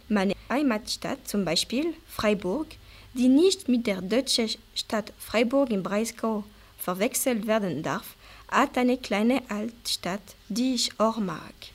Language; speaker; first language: German; non-native, local second language; French